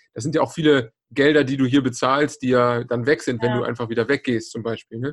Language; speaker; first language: German; native; German